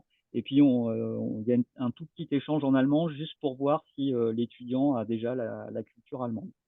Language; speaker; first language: French; native; French